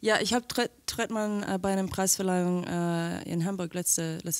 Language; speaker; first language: German; non-native, fluent; English